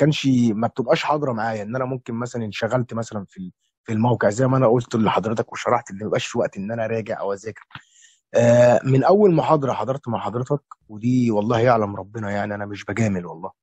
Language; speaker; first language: Arabic; native; Arabic